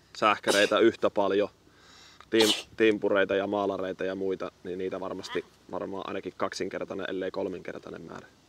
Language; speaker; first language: Finnish; native; Finnish